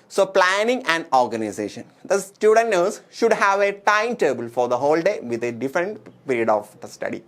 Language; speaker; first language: English; non-native, local second language; Malayalam